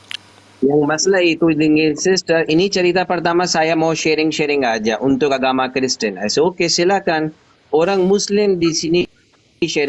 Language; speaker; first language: Indonesian; non-native, learner; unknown